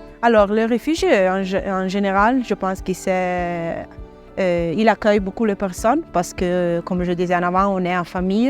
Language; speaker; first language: French; non-native, local second language; Italian